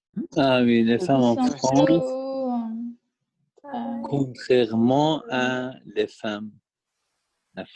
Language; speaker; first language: French; non-native, learner; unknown